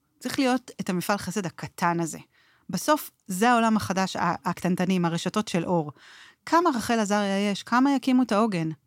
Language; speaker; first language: Hebrew; native; Hebrew